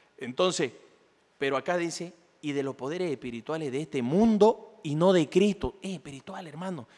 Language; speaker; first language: Spanish; native; Spanish